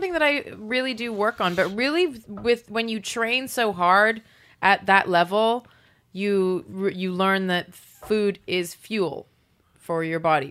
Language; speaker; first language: English; native; English